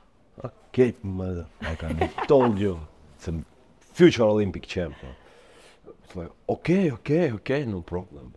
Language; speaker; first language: English; non-native, learner; Ukrainian